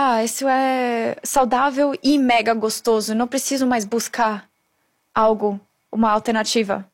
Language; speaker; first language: Portuguese; non-native, fluent; German